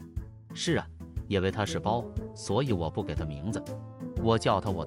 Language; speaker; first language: Chinese; non-native, learner; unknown